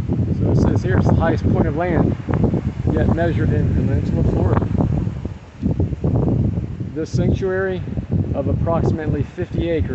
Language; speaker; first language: English; native; English